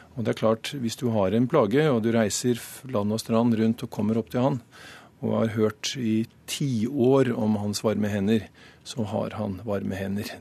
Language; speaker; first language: Norwegian; native; Norwegian